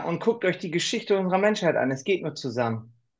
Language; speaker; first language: German; native; German